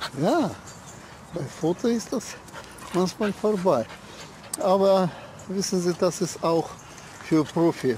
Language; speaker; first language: German; non-native, learner; Russian